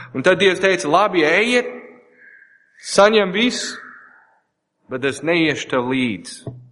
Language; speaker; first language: Latvian; non-native, learner; English